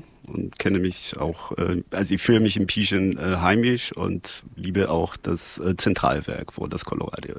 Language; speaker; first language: German; non-native, fluent; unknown